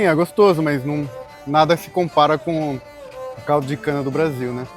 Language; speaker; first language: Portuguese; native; Portuguese